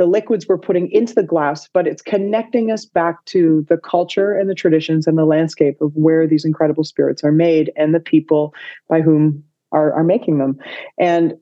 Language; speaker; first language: English; native; English